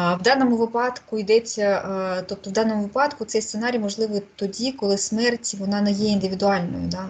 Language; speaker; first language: Ukrainian; non-native, local second language; Russian